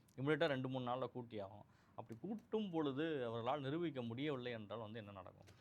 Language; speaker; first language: Tamil; native; Tamil